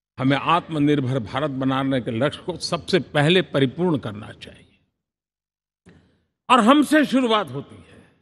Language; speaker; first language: Hindi; non-native, local second language; Gujarati